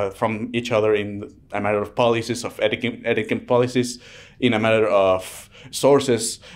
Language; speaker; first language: English; non-native, fluent; Spanish